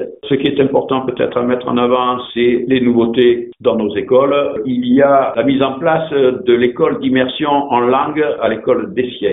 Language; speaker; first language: French; native; French